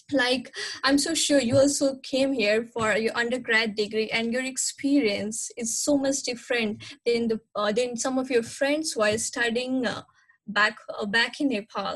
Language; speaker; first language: English; non-native, local second language; Nepali